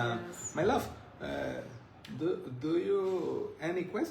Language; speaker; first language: English; non-native, learner; Spanish